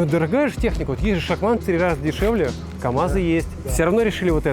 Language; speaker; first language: Russian; native; Russian